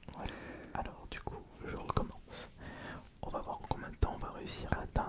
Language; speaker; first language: French; native; French